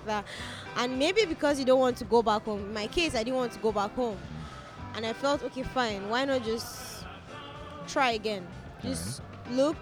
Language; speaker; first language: English; non-native, local second language; Hausa